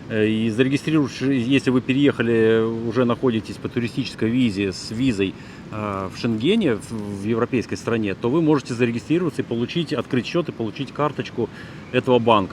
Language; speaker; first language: Russian; native; Russian